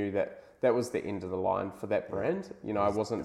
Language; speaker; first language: English; native; English